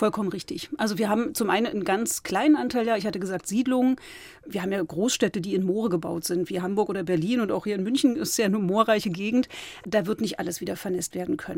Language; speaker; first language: German; native; German